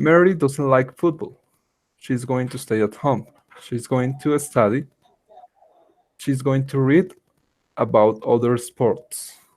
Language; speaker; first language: English; non-native, learner; Spanish